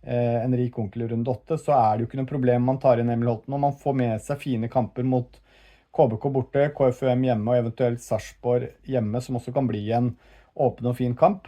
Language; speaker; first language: Norwegian; native; Norwegian